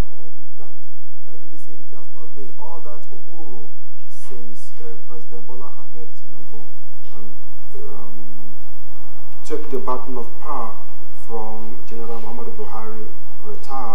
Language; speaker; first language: English; non-native, local second language; Yoruba